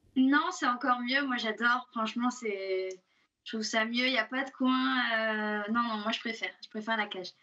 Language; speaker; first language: French; native; French